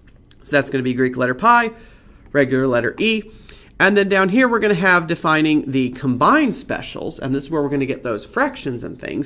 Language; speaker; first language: English; native; English